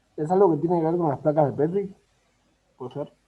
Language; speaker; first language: Spanish; native; Spanish